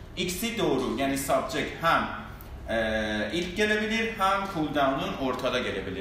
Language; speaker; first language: Turkish; non-native, fluent; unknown